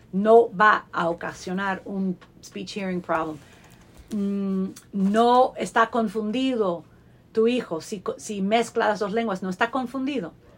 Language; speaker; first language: Spanish; non-native, fluent; English